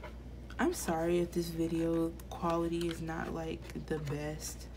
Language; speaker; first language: English; native; English